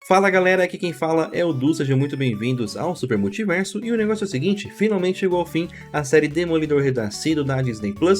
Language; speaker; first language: Portuguese; native; Portuguese